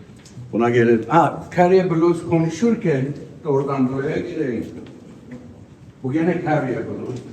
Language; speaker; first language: Turkish; early bilingual, heritage; Turkish